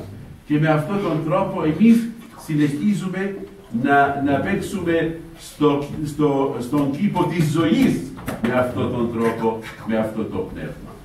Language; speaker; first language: Greek; non-native, fluent; Arabic